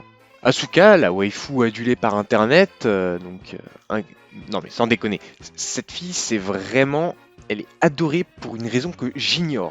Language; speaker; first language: French; native; French